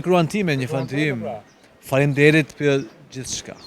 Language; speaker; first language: Albanian; non-native, fluent; German